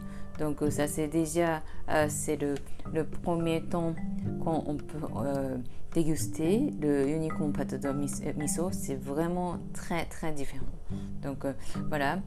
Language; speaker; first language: French; non-native, learner; Japanese